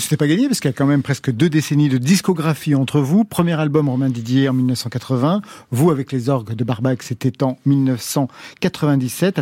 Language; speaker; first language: French; native; French